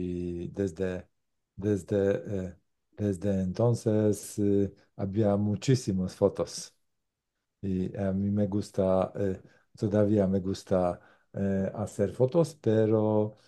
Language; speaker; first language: Spanish; non-native, learner; Polish